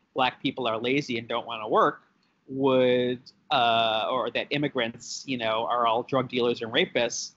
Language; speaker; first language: English; native; English